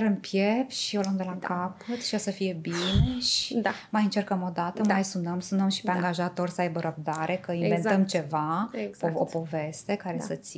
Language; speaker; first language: Romanian; native; Romanian